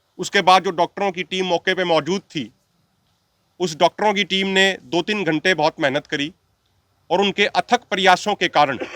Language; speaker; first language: Hindi; non-native, local second language; Punjabi